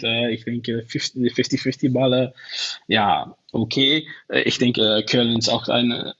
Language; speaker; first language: German; non-native, learner; Dutch